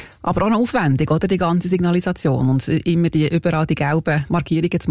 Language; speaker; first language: German; native; German